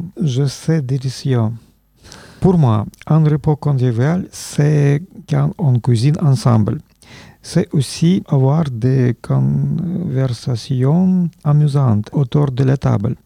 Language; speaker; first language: French; non-native, learner; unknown